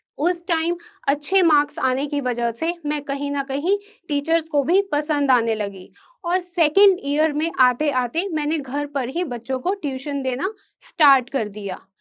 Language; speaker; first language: Hindi; native; Hindi